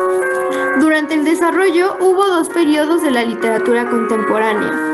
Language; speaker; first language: Spanish; native; Spanish